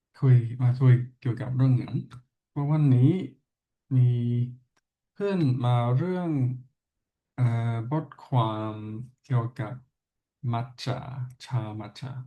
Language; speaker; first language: Thai; non-native, learner; English